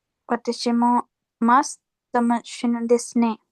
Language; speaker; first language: Japanese; non-native, learner; Sinhala